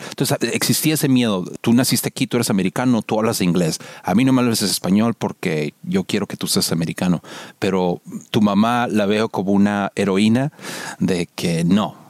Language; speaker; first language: Spanish; native; Spanish